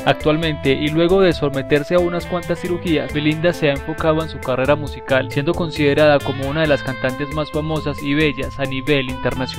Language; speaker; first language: Spanish; native; Spanish